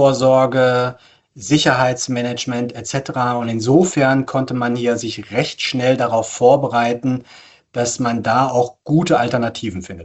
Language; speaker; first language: German; native; German